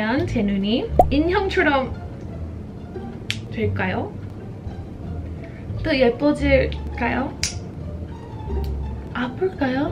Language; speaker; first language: Korean; non-native, fluent; English